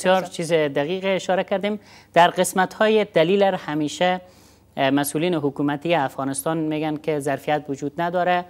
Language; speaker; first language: Persian; native; Persian